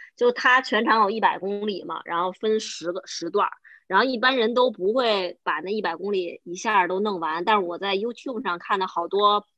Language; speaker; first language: Chinese; native; Chinese